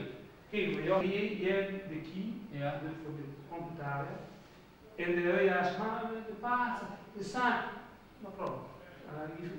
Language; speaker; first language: English; non-native, learner; Italian